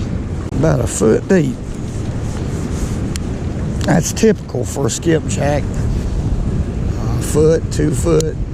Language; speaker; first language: English; native; English